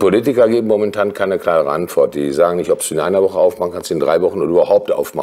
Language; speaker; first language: German; native; German